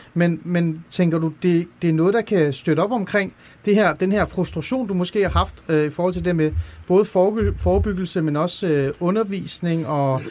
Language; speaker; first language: Danish; early bilingual, other home language; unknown